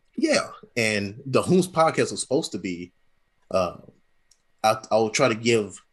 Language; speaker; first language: English; native; English